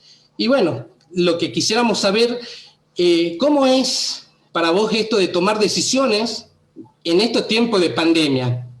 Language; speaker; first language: Spanish; native; Spanish